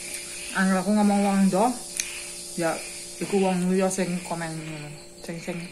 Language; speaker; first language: Dutch; non-native, local second language; Javanese